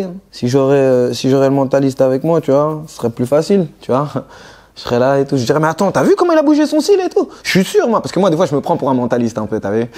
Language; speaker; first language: French; native; French